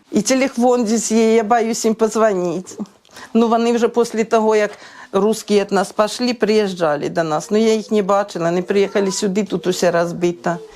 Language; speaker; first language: Ukrainian; native; Ukrainian